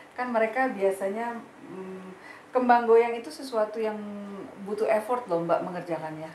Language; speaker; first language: Indonesian; native; Indonesian